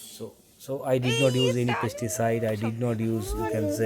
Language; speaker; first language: English; non-native, local second language; Bangla